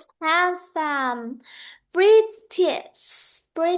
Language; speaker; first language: English; non-native, learner; Vietnamese